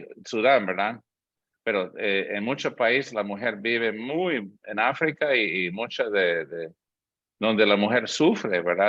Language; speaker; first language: Spanish; non-native, fluent; English